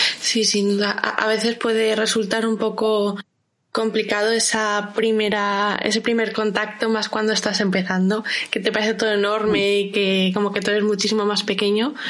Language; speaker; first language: Spanish; native; Spanish